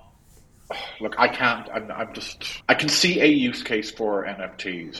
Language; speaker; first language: English; native; English